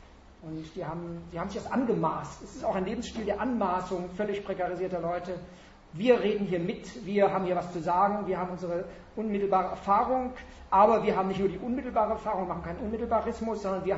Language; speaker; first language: German; native; German